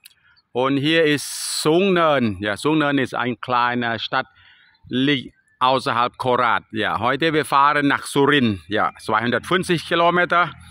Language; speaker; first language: German; non-native, learner; Thai